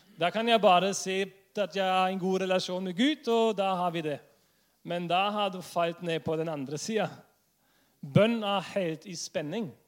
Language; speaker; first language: Norwegian; non-native, fluent; English